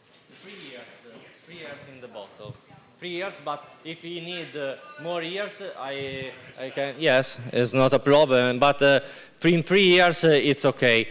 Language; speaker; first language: English; non-native, learner; Italian